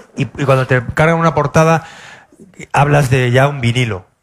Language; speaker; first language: Spanish; native; Spanish